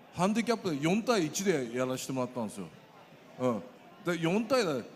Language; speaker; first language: Japanese; native; Japanese